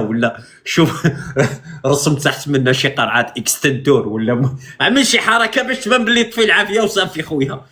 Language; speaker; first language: Arabic; native; Arabic